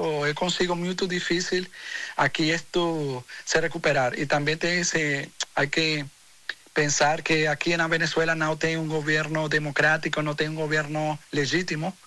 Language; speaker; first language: Portuguese; non-native, fluent; Spanish